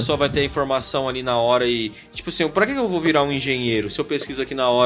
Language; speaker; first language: Portuguese; native; Portuguese